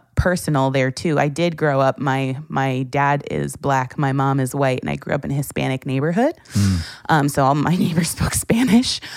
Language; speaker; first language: English; native; English